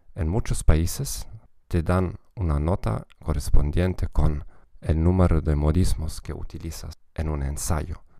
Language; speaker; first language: Spanish; non-native, fluent; German